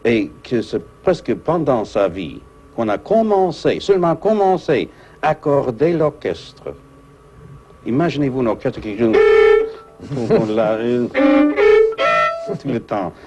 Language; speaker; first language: French; non-native, fluent; English